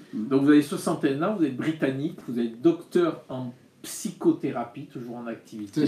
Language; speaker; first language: French; native; French